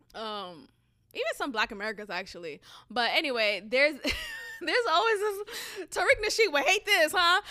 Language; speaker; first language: English; early bilingual, other home language; Haitian Creole